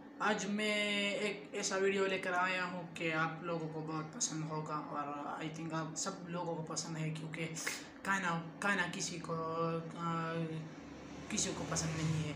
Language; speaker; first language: Hindi; non-native, local second language; Pashto